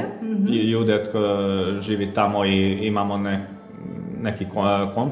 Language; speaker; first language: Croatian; non-native, local second language; Hungarian